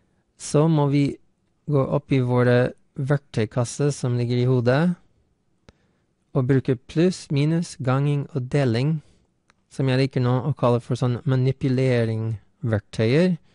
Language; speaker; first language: Norwegian; non-native, fluent; English